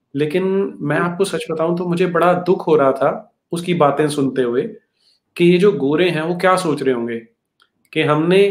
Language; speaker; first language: Hindi; native; Hindi